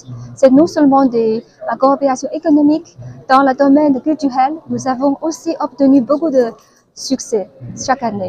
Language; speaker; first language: French; non-native, fluent; Chinese